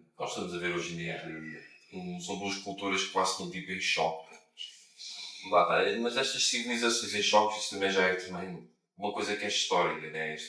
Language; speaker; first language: Portuguese; native; Portuguese